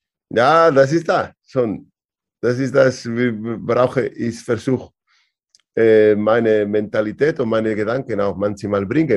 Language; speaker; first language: German; non-native, learner; Spanish